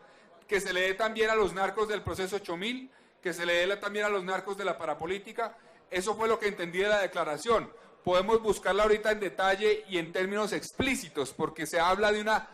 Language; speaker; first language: Spanish; native; Spanish